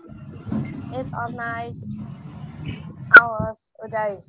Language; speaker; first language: English; non-native, learner; Vietnamese